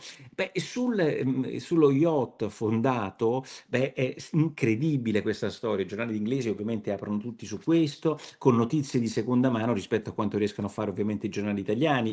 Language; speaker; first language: Italian; native; Italian